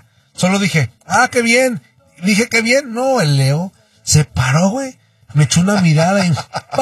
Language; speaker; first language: Spanish; native; Spanish